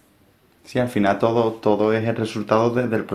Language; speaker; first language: Spanish; native; Spanish